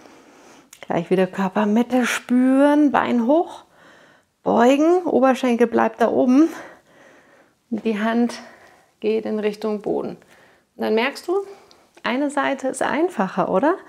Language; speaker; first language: German; native; German